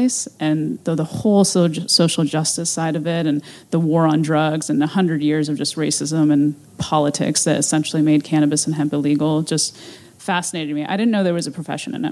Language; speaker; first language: English; native; English